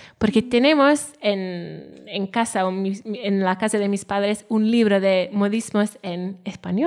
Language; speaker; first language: Spanish; non-native, fluent; Welsh